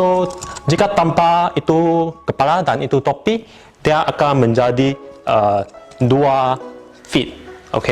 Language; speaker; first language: Indonesian; non-native, local second language; Chinese